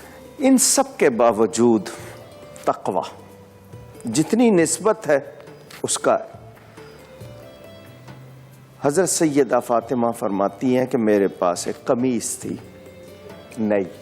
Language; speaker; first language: Urdu; native; Urdu